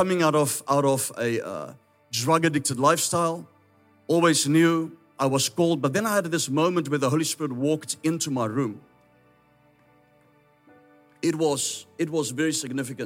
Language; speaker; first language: English; non-native, local second language; Afrikaans